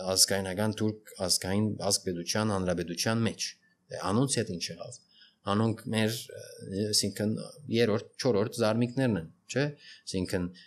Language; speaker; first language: Armenian; early bilingual, heritage; Armenian